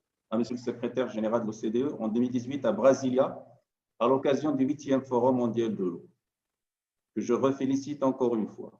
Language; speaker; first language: French; non-native, local second language; Arabic